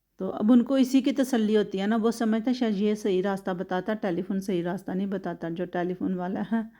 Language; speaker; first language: Urdu; native; Urdu